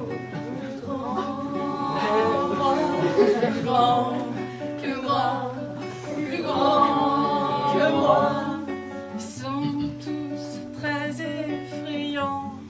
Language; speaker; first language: French; native; French